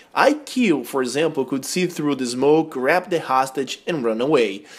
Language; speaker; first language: English; non-native, fluent; Portuguese